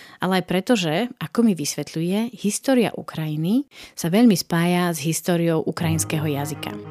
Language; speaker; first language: Slovak; native; Slovak